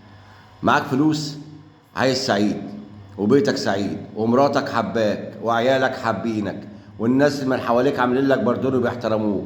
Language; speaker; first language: Arabic; native; Arabic